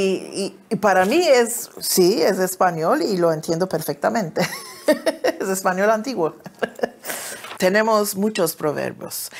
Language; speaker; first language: Spanish; early bilingual, heritage; Ladino